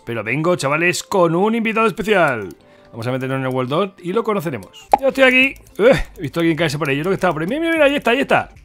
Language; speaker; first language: Spanish; native; Spanish